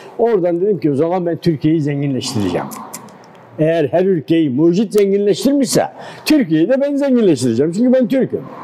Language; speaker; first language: Turkish; native; Turkish